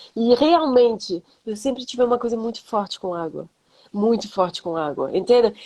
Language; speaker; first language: Portuguese; non-native, fluent; French